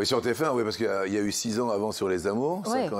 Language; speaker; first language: French; native; French